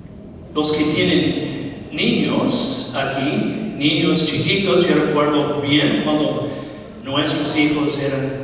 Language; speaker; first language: Spanish; non-native, fluent; English